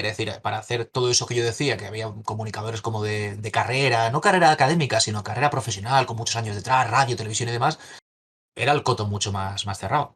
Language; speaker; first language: Spanish; native; Spanish